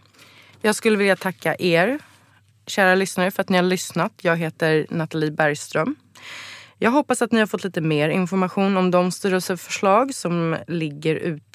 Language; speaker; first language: Swedish; native; Swedish